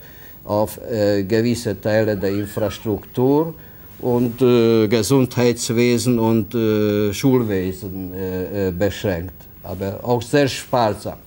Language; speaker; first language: German; non-native, fluent; Hungarian